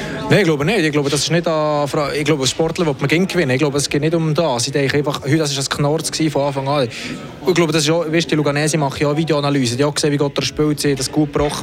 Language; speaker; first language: German; native; German